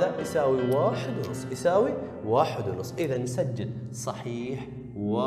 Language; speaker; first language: Arabic; native; Arabic